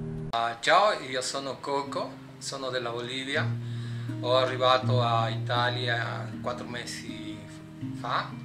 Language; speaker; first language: Italian; non-native, learner; Spanish